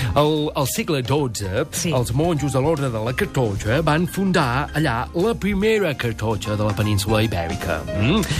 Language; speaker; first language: Catalan; non-native, fluent; English